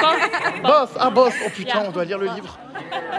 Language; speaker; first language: French; native; French